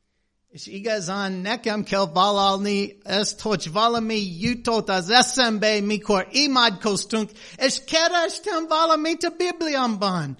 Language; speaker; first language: Hungarian; non-native, fluent; English